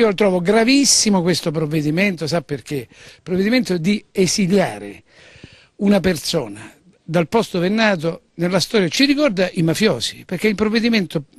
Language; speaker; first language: Italian; native; Italian